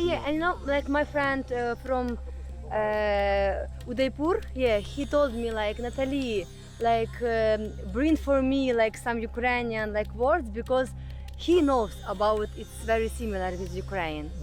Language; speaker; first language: English; non-native, learner; Ukrainian